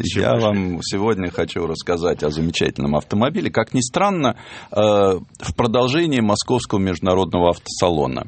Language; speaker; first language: Russian; native; Russian